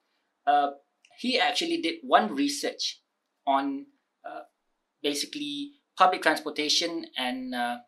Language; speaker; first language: English; non-native, local second language; Malay